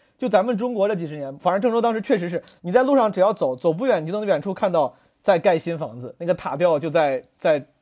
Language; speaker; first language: Chinese; native; Chinese